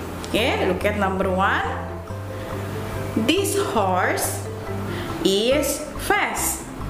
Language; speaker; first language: English; non-native, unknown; Indonesian